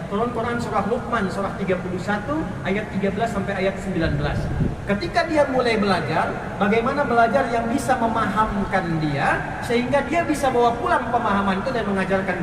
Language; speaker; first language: Indonesian; native; Indonesian